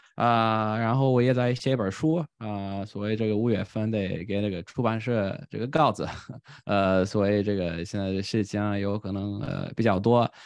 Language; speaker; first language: Chinese; non-native, fluent; Bulgarian